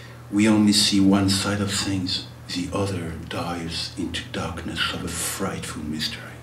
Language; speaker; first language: English; non-native, fluent; French